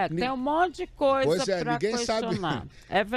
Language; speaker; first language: Portuguese; native; Portuguese